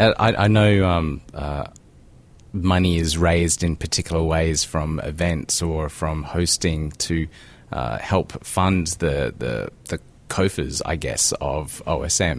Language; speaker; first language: English; native; English